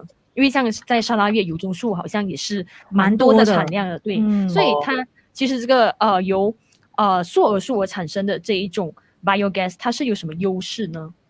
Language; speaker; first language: Chinese; native; Chinese